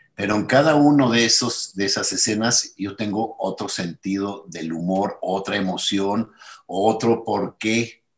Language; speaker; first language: Spanish; native; Spanish